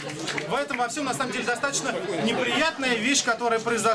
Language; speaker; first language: Russian; native; Russian